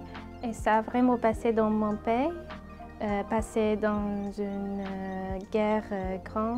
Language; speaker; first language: French; non-native, learner; Arabic